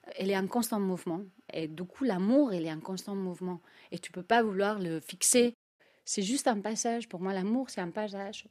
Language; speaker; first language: French; non-native, fluent; Spanish